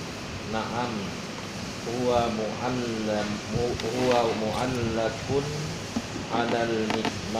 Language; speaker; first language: Arabic; non-native, learner; Indonesian